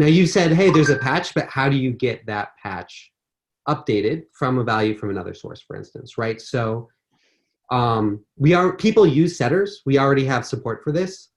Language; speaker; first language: English; native; English